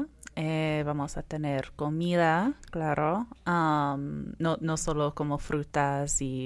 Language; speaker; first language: Spanish; non-native, fluent; English